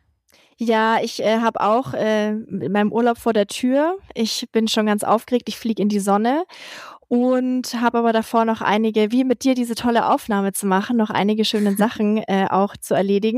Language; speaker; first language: German; native; German